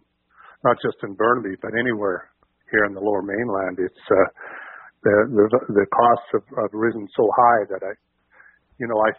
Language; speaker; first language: English; native; English